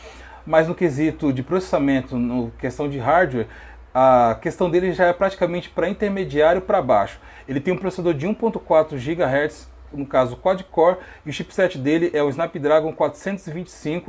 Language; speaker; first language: Portuguese; native; Portuguese